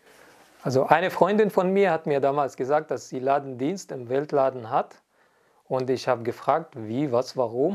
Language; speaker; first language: German; non-native, fluent; Arabic